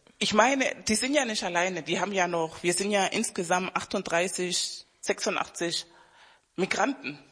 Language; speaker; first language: German; non-native, fluent; Spanish